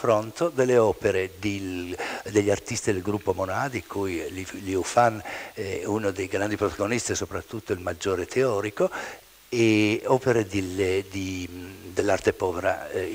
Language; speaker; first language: Italian; native; Italian